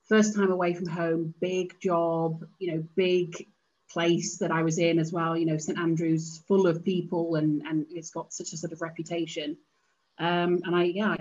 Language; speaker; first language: English; native; English